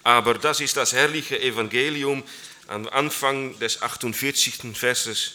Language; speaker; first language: German; non-native, learner; Dutch